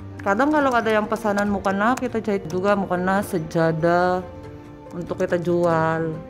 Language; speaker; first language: Indonesian; non-native, fluent; Filipino